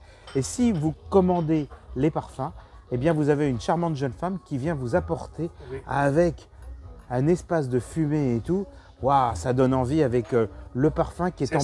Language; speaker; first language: French; native; French